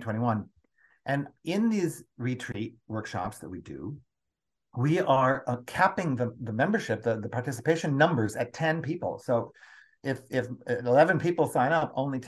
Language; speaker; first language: English; native; English